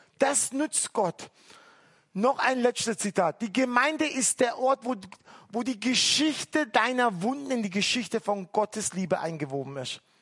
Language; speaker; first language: German; early bilingual, other home language; Turkish